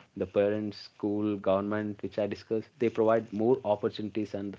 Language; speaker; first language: English; non-native, local second language; Kannada